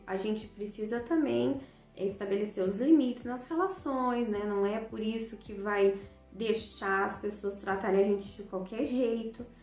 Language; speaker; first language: Portuguese; native; Portuguese